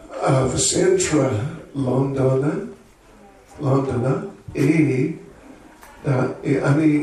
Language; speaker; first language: Russian; non-native, learner; English